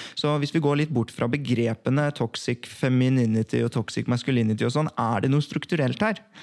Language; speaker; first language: Norwegian; early bilingual, other home language; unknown